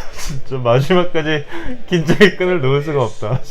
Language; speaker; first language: Korean; native; Korean